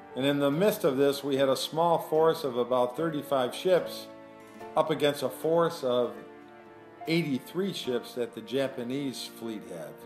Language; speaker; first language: English; native; English